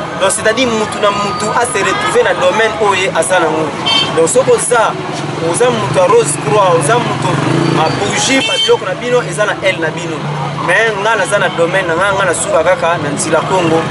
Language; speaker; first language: Lingala; non-native, local second language; Kongo